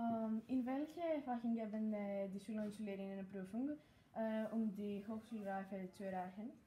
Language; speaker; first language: German; non-native, learner; Greek